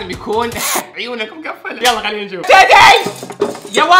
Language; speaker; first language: Arabic; native; Arabic